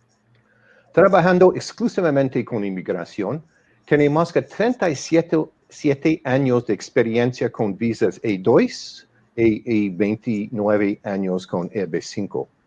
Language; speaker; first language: Spanish; non-native, fluent; English